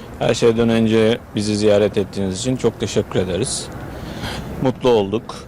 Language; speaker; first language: Turkish; native; Turkish